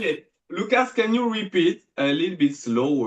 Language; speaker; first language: English; non-native, fluent; French